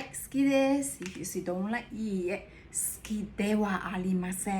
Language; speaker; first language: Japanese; non-native, fluent; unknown